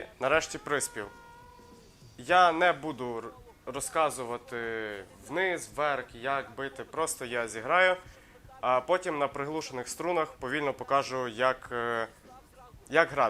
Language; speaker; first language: Ukrainian; native; Ukrainian